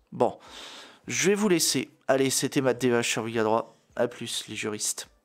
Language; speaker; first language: French; native; French